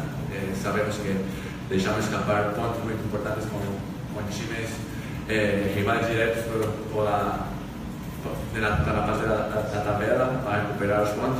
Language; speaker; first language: Portuguese; non-native, fluent; Spanish